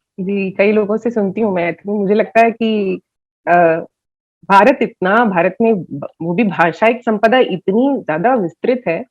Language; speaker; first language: Hindi; non-native, local second language; Tamil